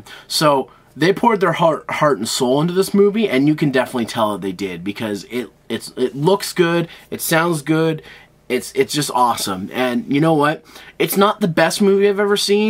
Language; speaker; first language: English; native; English